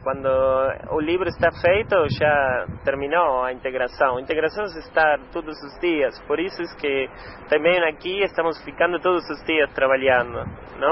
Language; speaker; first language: Portuguese; non-native, learner; Spanish